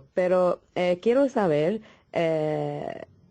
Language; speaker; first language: Spanish; non-native, fluent; Arabic